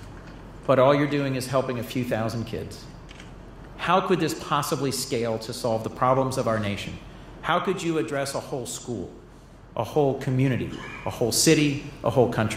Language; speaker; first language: English; native; English